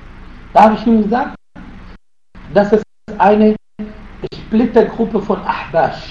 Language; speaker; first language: German; non-native, fluent; Arabic